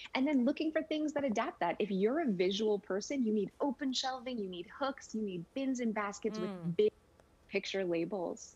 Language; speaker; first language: English; native; English